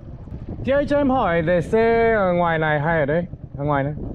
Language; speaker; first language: Vietnamese; non-native, fluent; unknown